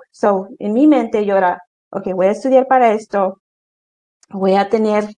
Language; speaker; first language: Spanish; early bilingual, heritage; Spanish